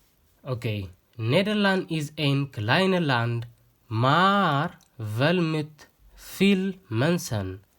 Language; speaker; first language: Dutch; non-native, learner; Tigrinya